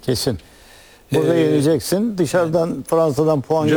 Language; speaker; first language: Turkish; native; Turkish